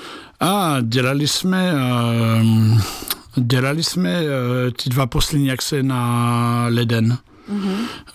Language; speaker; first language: Czech; non-native, fluent; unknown